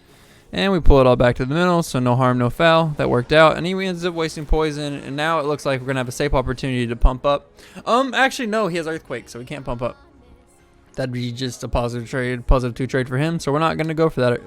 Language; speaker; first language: English; native; English